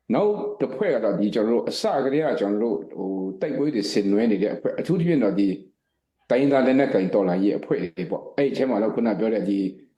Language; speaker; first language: Burmese; non-native, local second language; Kachin